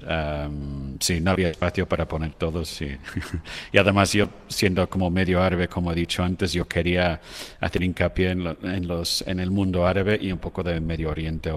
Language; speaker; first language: Spanish; non-native, fluent; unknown